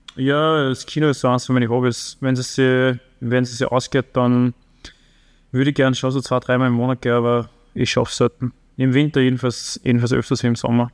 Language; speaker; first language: German; native; German